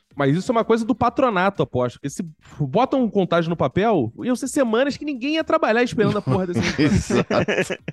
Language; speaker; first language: Portuguese; native; Portuguese